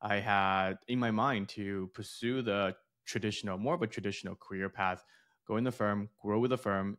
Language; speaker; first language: English; early bilingual, other home language; Chinese